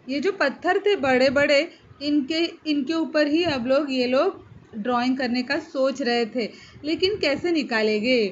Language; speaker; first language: Hindi; non-native, local second language; Marathi